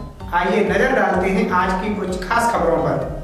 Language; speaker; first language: Hindi; native; Hindi